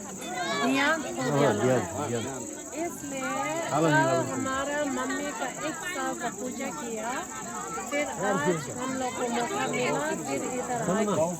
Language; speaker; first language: Hindi; non-native, local second language; Tibetan